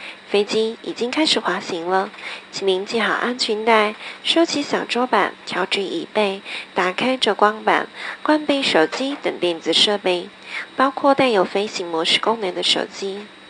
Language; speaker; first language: Chinese; native; Chinese